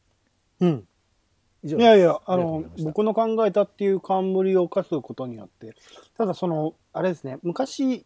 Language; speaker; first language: Japanese; native; Japanese